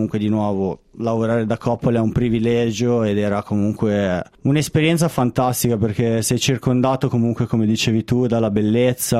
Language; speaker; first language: Italian; native; Italian